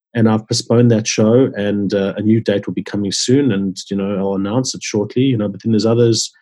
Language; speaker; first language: English; native; English